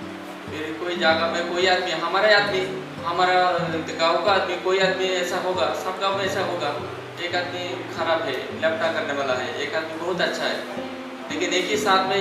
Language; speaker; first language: Hindi; non-native, local second language; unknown